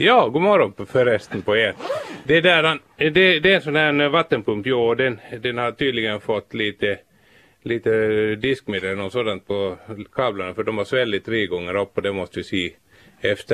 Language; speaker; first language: Swedish; native; Swedish